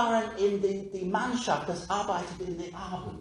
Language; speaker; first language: German; non-native, learner; English